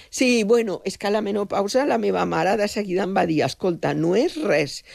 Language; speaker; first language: Catalan; non-native, local second language; Spanish